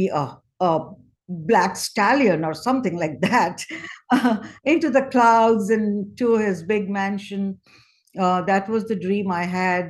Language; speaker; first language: English; non-native, local second language; Hindi